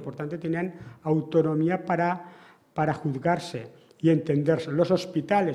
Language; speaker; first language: Spanish; native; Spanish